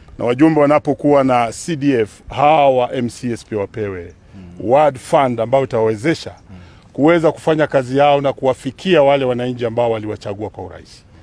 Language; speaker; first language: Swahili; non-native, local second language; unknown